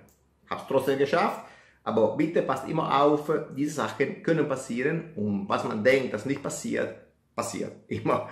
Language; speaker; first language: German; non-native, fluent; Italian